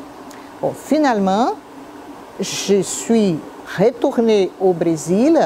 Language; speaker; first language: French; non-native, fluent; Portuguese